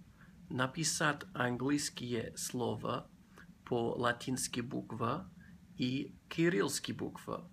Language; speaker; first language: Russian; non-native, learner; English